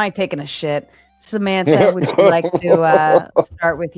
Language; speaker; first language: English; native; English